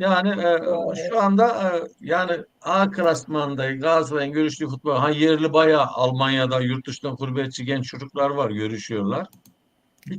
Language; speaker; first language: Turkish; native; Turkish